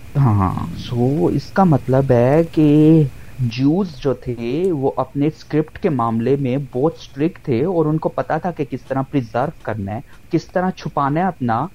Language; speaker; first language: Urdu; non-native, local second language; Punjabi